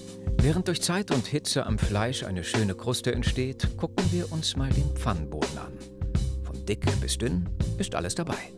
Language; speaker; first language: German; native; German